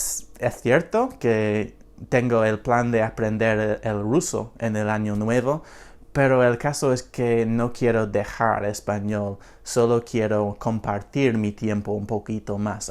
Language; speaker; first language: Spanish; non-native, fluent; English